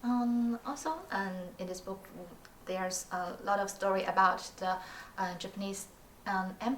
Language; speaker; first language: English; non-native, learner; Chinese